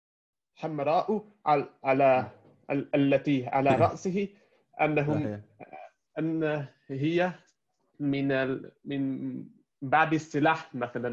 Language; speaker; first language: Arabic; non-native, learner; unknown